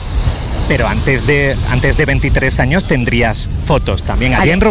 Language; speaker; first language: Spanish; native; Spanish